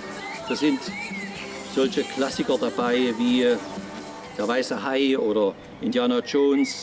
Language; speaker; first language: German; native; German